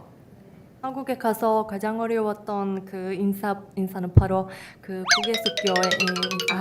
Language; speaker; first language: Korean; non-native, fluent; Turkish